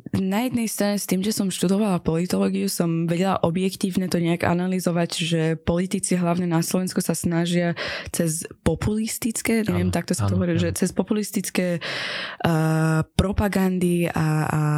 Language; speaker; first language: Slovak; non-native, fluent; Persian